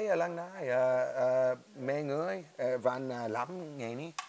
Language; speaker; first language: Vietnamese; non-native, learner; English